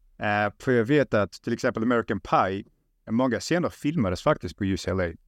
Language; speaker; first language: Swedish; early bilingual, other home language; Russian